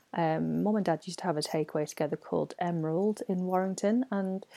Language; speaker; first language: English; non-native, local second language; Cantonese